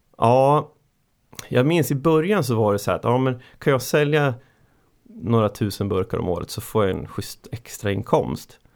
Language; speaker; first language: Swedish; native; Swedish